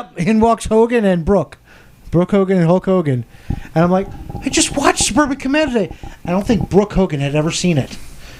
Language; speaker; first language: English; native; English